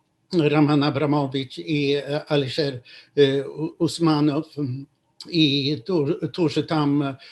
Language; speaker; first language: Russian; non-native, fluent; Swedish